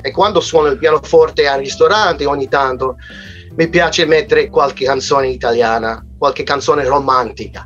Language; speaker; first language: Italian; non-native, fluent; English